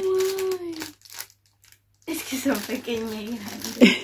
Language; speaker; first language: Spanish; early bilingual, other home language; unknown